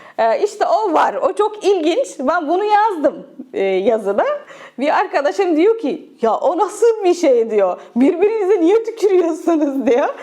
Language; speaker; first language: Turkish; non-native, fluent; Arabic